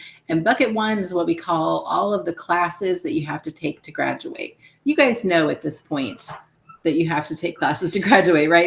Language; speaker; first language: English; native; English